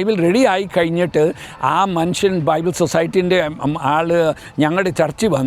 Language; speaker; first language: Malayalam; early bilingual, heritage; Malayalam